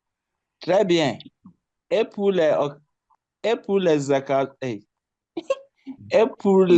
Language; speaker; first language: French; non-native, learner; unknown